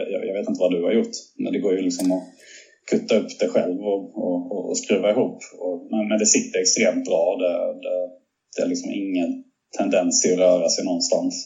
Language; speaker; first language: Swedish; native; Swedish